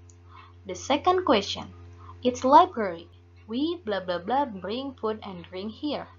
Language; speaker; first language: English; non-native, fluent; Indonesian